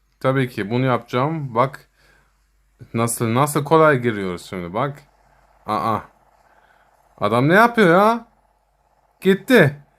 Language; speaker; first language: Turkish; early bilingual, heritage; Turkish